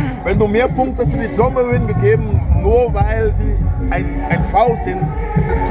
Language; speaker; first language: German; non-native, fluent; English